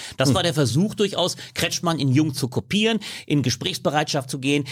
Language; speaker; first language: German; native; German